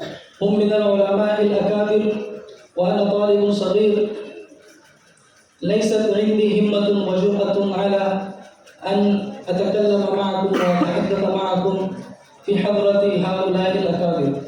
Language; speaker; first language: Arabic; non-native, fluent; Urdu